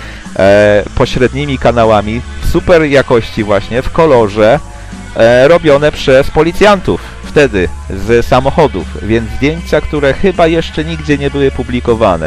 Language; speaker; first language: Polish; native; Polish